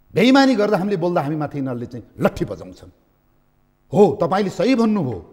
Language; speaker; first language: Nepali; native; Nepali